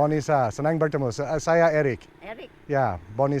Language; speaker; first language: Indonesian; non-native, learner; English